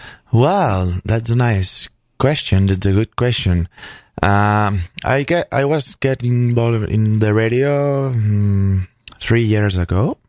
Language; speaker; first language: English; non-native, fluent; Catalan